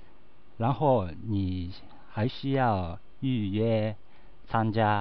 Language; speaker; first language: Chinese; non-native, learner; Japanese